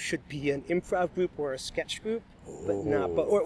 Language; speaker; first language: English; native; English